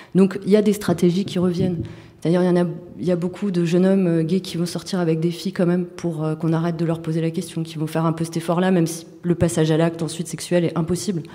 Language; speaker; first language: French; native; French